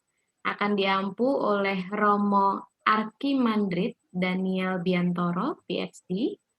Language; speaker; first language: Indonesian; native; Indonesian